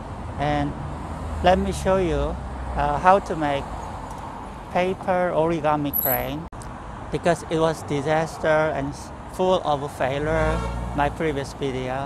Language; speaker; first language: English; non-native, fluent; Korean